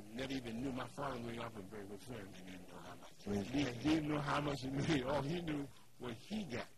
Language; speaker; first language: English; native; English